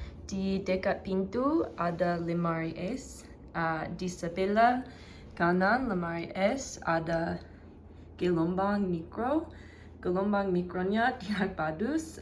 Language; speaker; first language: Indonesian; non-native, learner; English